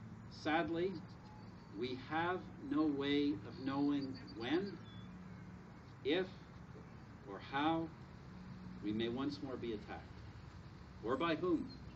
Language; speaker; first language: English; native; English